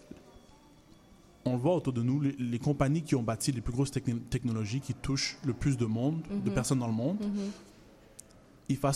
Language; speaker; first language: French; native; French